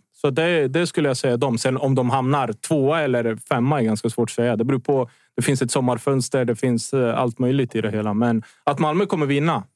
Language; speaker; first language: Swedish; early bilingual, other home language; Bosnian